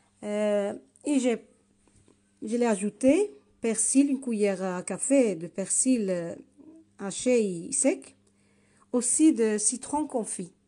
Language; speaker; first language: French; non-native, learner; Arabic